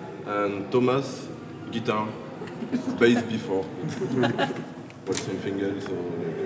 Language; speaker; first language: English; non-native, fluent; French